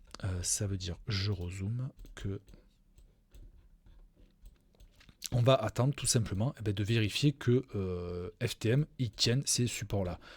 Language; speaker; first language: French; native; French